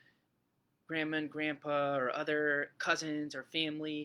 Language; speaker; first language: English; native; English